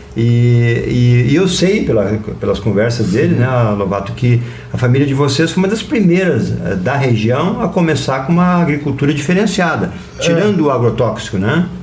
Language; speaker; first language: Portuguese; native; Portuguese